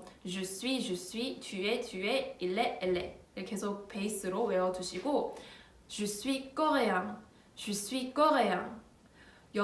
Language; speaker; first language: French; non-native, fluent; Korean